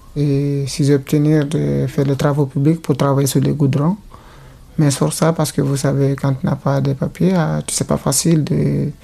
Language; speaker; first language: French; non-native, local second language; Fula